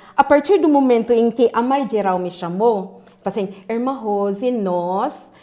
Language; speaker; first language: Portuguese; non-native, fluent; Filipino